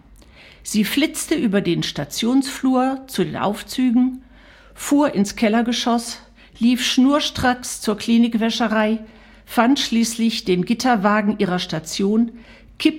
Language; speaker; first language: German; native; German